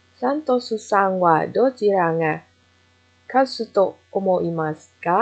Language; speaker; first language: Japanese; non-native, fluent; Thai